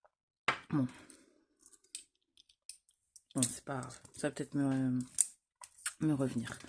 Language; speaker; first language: French; native; French